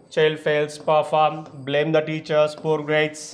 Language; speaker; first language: English; non-native, local second language; Telugu